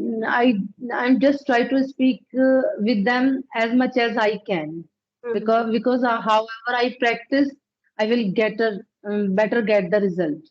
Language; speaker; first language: English; non-native, learner; Punjabi